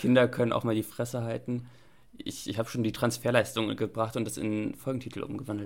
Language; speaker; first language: German; native; German